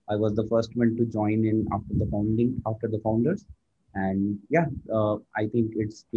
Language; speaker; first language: English; non-native, local second language; Hindi